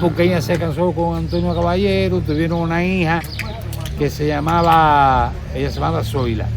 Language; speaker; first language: Spanish; native; Spanish